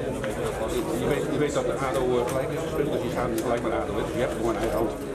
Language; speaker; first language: Dutch; native; Dutch